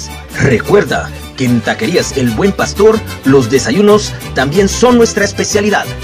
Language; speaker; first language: Spanish; native; Spanish